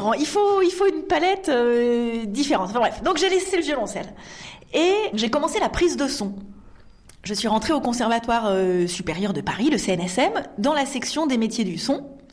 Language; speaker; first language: French; native; French